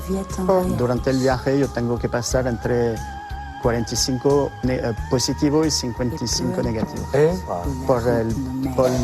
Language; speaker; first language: Spanish; non-native, fluent; French